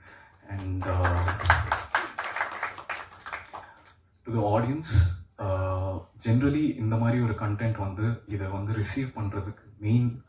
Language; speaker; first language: Tamil; native; Tamil